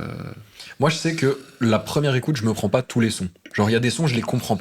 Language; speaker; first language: French; native; French